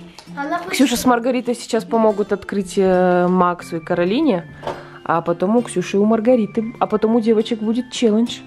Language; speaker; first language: Russian; native; Russian